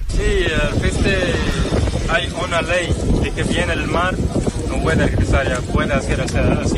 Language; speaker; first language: Spanish; non-native, learner; Arabic